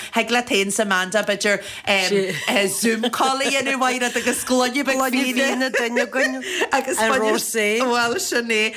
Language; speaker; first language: Irish; native; Irish